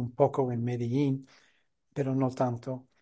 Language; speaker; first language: Spanish; non-native, fluent; English